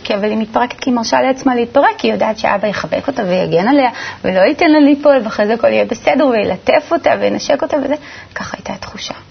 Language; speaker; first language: Hebrew; native; Hebrew